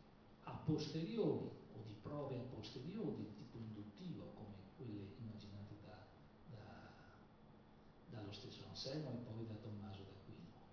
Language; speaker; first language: Italian; native; Italian